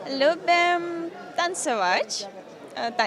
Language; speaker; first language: Polish; non-native, learner; Ukrainian